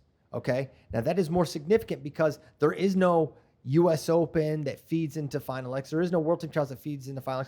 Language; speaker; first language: English; native; English